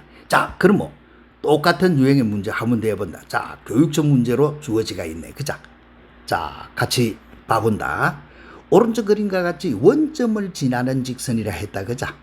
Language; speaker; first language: Korean; native; Korean